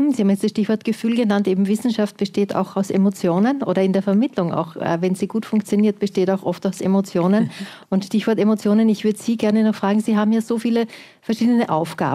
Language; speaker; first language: German; native; German